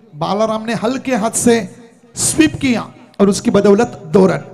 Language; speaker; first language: Hindi; non-native, local second language; Marathi